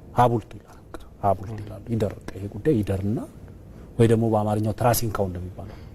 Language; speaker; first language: Amharic; non-native, local second language; Oromo